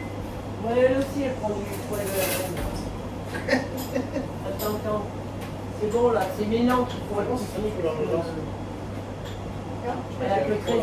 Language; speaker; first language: French; native; French